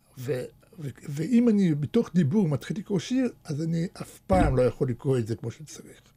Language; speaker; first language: Hebrew; early bilingual, other home language; Russian